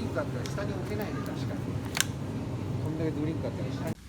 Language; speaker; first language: Japanese; native; Japanese